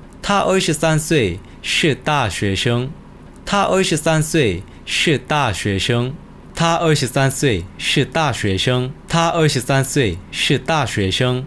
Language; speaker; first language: Chinese; non-native, fluent; Korean